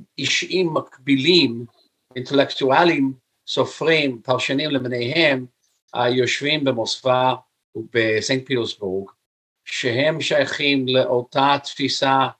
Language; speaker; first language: Hebrew; non-native, fluent; English